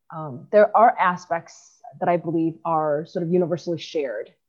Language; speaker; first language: English; early bilingual, other home language; Chinese